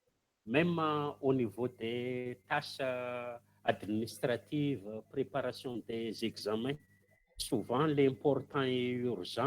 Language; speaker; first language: French; non-native, local second language; Malagasy